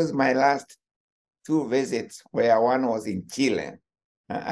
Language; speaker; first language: English; non-native, local second language; Kikuyu